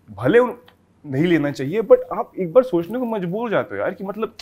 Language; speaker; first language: Hindi; native; Hindi